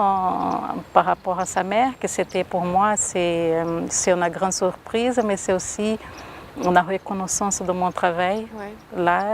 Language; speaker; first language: French; non-native, local second language; Portuguese